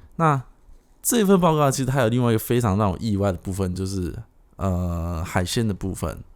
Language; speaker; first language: Chinese; native; Chinese